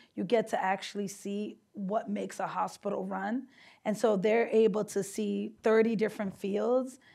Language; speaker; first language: English; native; English